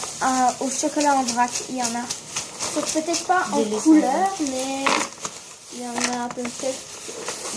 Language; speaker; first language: French; native; French